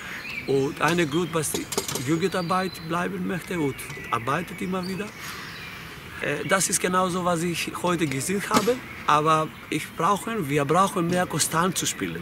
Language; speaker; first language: German; non-native, fluent; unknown